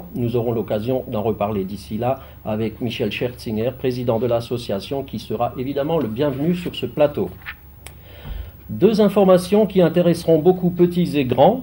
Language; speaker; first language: French; native; French